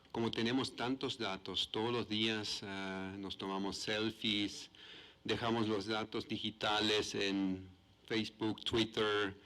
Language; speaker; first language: Spanish; non-native, fluent; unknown